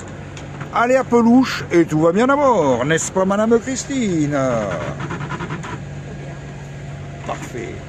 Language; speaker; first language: French; native; French